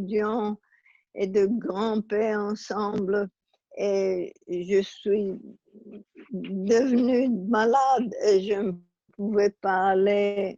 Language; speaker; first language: French; non-native, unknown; Italian